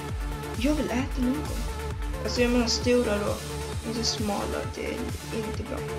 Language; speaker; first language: Swedish; early bilingual, other home language; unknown